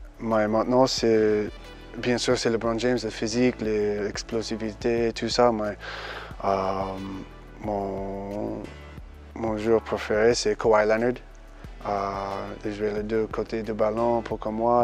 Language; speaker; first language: French; early bilingual, heritage; English